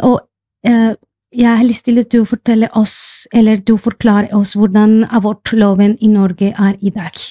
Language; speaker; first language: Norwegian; non-native, fluent; Spanish